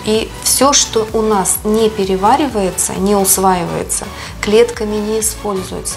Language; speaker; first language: Russian; native; Russian